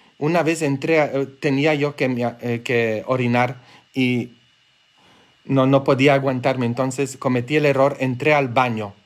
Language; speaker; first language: Spanish; non-native, fluent; Polish